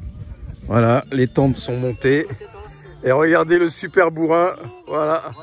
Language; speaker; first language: French; native; French